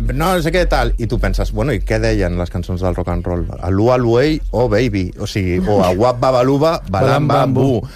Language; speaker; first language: Catalan; native; Catalan